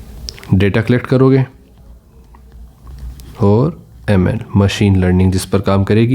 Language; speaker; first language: Hindi; native; Hindi